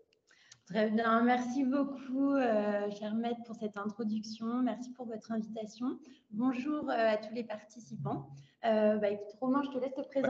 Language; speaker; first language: French; native; French